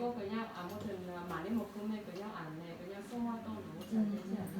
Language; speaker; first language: Korean; non-native, learner; Vietnamese